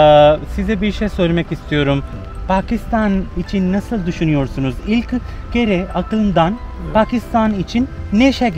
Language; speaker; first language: Turkish; non-native, learner; Urdu